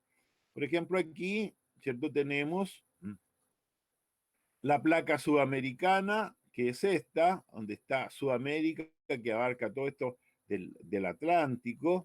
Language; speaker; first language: Spanish; native; Spanish